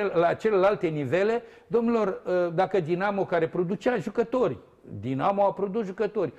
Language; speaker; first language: Romanian; native; Romanian